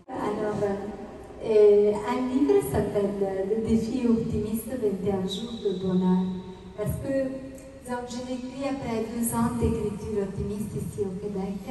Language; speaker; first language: French; non-native, fluent; Italian